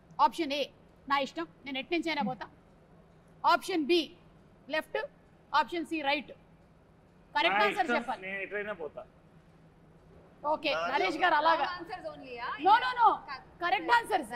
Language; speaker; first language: Telugu; native; Telugu